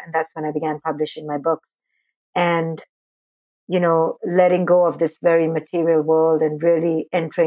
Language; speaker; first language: English; non-native, local second language; Hindi